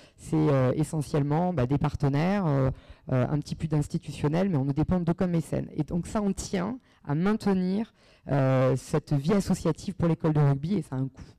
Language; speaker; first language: French; native; French